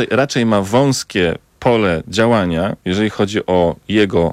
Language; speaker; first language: Polish; native; Polish